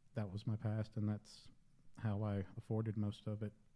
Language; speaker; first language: English; native; English